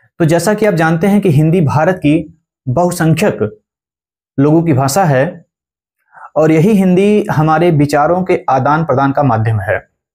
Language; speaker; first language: Hindi; native; Hindi